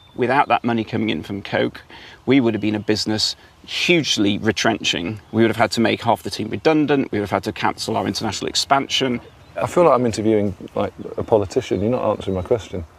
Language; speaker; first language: English; native; English